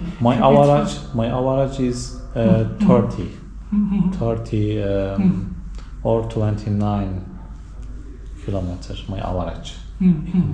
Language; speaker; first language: English; non-native, learner; Turkish